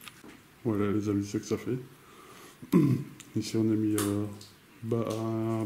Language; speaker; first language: French; native; French